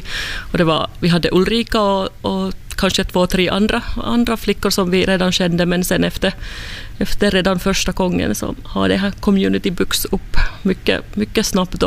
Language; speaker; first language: Swedish; non-native, fluent; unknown